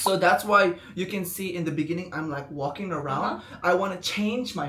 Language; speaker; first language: English; non-native, fluent; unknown